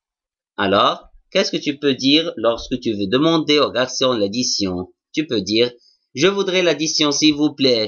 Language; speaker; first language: French; non-native, fluent; Arabic